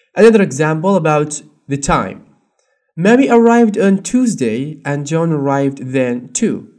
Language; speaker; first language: English; non-native, fluent; Arabic